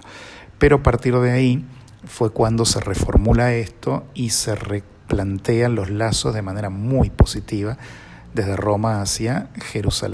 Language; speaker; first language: Spanish; native; Spanish